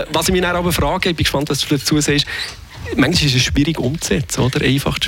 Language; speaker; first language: German; native; German